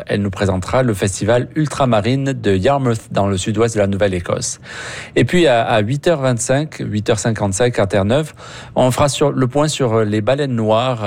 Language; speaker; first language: French; native; French